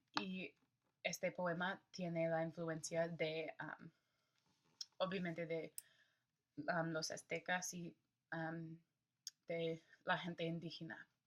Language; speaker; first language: Spanish; non-native, learner; English